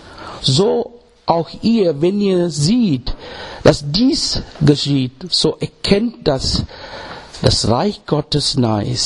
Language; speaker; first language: German; non-native, learner; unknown